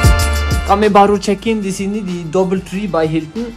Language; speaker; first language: Indonesian; non-native, fluent; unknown